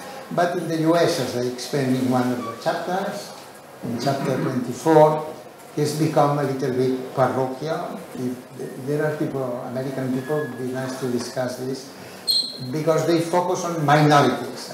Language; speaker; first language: English; non-native, fluent; Catalan